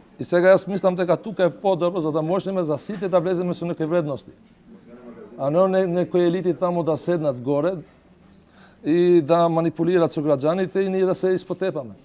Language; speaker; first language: Macedonian; non-native, local second language; Albanian